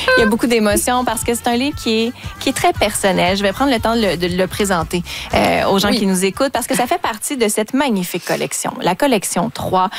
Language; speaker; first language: French; native; French